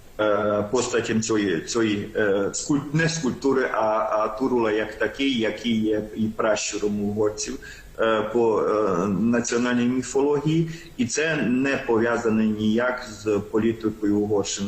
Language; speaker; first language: Ukrainian; non-native, local second language; Hungarian